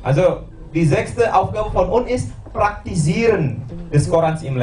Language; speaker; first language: German; non-native, learner; Indonesian